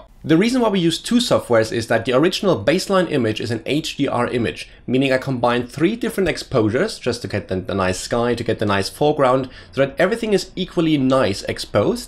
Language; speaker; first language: English; non-native, fluent; German